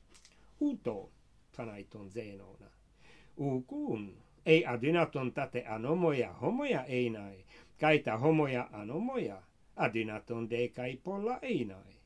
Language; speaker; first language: Greek; non-native, fluent; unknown